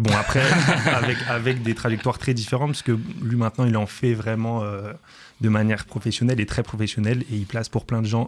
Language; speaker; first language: French; native; French